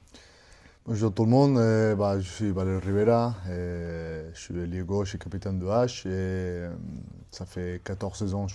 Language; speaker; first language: French; non-native, fluent; Spanish